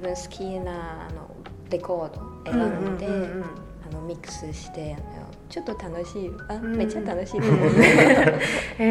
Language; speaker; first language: Japanese; non-native, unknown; Chinese